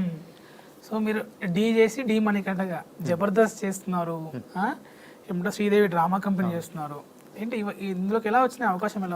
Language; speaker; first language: Telugu; native; Telugu